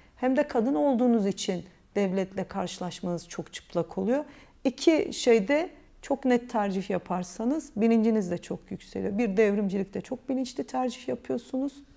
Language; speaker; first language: Turkish; native; Turkish